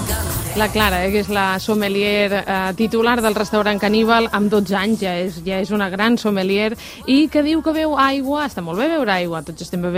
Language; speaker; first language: Catalan; native; Catalan